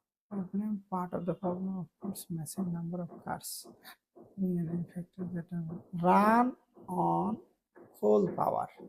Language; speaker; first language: English; non-native, local second language; Bangla